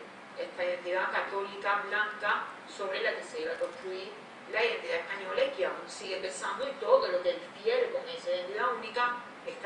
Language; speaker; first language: Spanish; native; Spanish